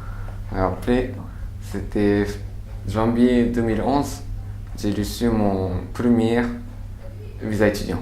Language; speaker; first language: French; non-native, learner; Japanese